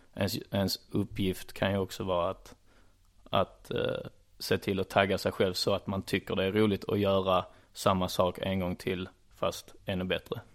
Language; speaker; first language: Swedish; native; Swedish